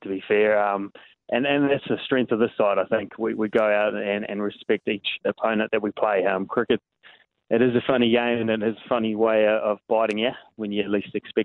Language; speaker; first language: English; native; English